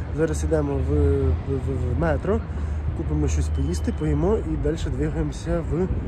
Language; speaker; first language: Ukrainian; non-native, local second language; Russian